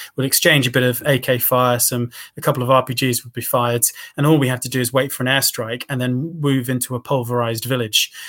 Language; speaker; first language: English; native; English